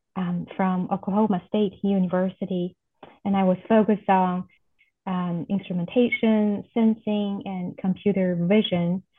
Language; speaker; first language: English; non-native, fluent; Chinese